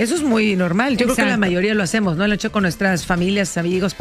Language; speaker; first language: Spanish; native; Spanish